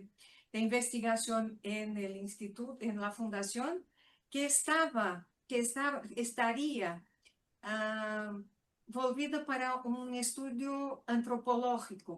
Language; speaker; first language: Spanish; non-native, fluent; Portuguese